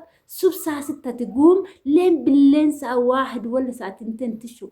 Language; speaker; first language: Arabic; non-native, learner; Oromo